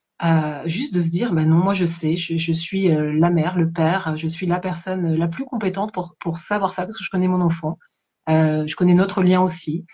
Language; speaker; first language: French; native; French